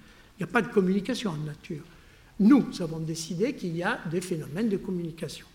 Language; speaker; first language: French; non-native, fluent; Italian